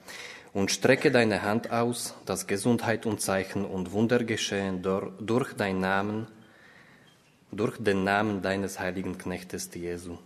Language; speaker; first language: German; non-native, fluent; Slovak